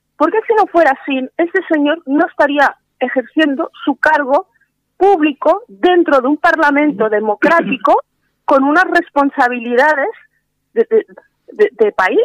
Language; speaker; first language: Spanish; early bilingual, other home language; Arabic